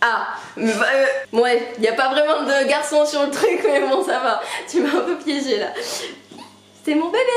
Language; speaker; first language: French; native; French